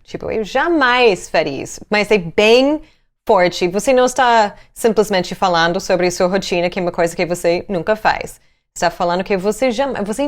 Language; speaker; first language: Portuguese; non-native, fluent; English